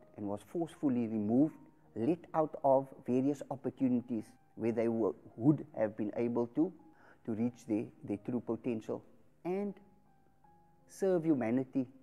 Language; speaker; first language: English; early bilingual, other home language; Afrikaans